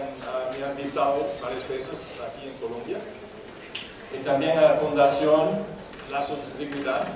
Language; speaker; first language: Spanish; non-native, fluent; English